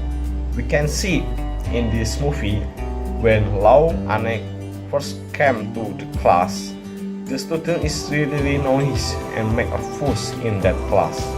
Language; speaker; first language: English; non-native, learner; Indonesian